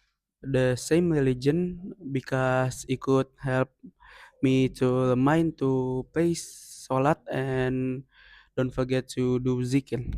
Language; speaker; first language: English; non-native, learner; Indonesian